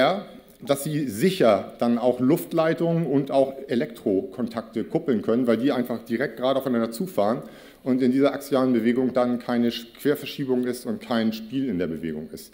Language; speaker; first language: German; native; German